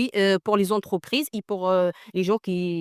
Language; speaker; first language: French; non-native, learner; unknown